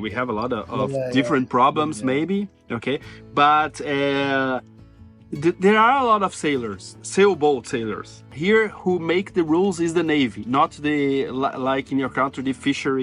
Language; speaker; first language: English; non-native, fluent; Portuguese